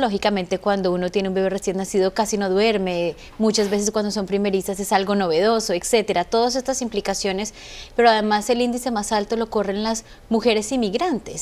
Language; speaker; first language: Spanish; native; Spanish